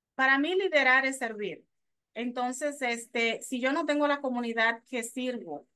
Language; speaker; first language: Spanish; native; Spanish